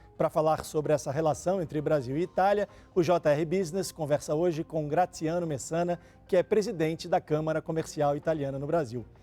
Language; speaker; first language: Portuguese; native; Portuguese